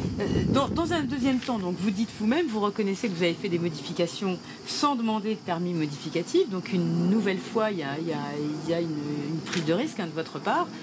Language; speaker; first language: French; native; French